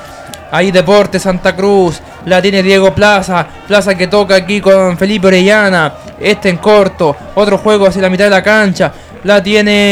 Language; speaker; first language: Spanish; native; Spanish